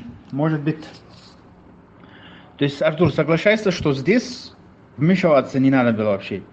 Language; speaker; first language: Russian; non-native, fluent; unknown